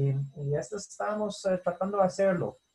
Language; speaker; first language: Spanish; non-native, fluent; English